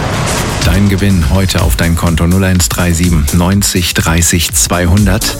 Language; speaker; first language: German; native; German